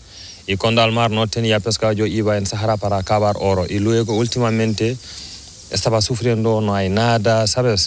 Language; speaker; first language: Spanish; non-native, learner; Fula